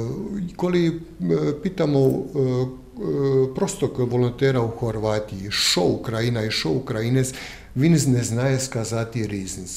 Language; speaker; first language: Ukrainian; non-native, learner; Croatian